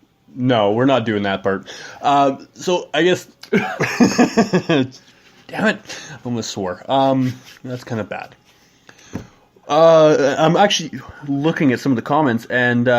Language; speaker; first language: English; native; English